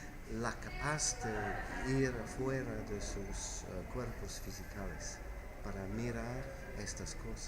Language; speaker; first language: Spanish; non-native, fluent; English